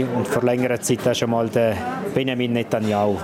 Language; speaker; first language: German; native; German